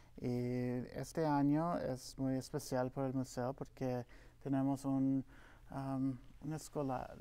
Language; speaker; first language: Spanish; non-native, local second language; English